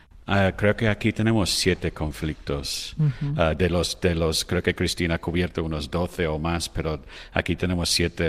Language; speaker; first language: Spanish; non-native, fluent; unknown